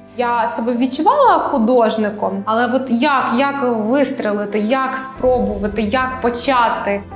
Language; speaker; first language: Ukrainian; non-native, local second language; Romanian